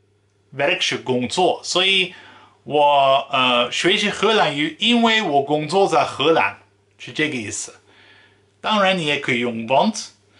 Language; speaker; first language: Chinese; non-native, fluent; Dutch